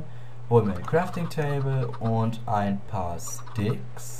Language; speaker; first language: German; native; German